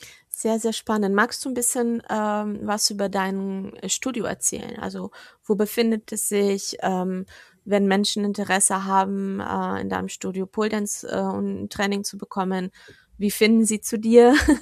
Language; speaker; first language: German; native; German